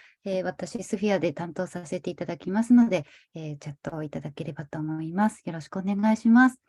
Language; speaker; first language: Japanese; native; Japanese